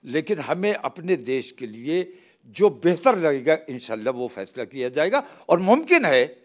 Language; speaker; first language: Hindi; native; Hindi